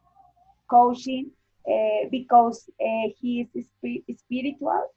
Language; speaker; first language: English; non-native, learner; Spanish